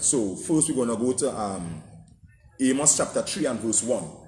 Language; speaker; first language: English; native; English